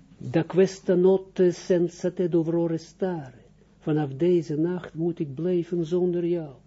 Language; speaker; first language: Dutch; non-native, fluent; Russian